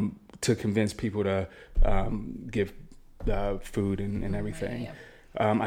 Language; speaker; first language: English; native; English